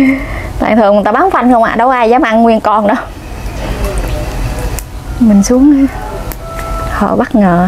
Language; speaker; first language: Vietnamese; native; Vietnamese